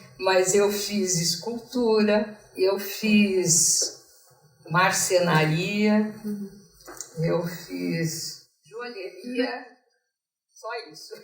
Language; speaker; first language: Portuguese; native; Portuguese